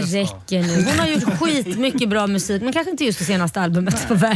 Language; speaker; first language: Swedish; native; Swedish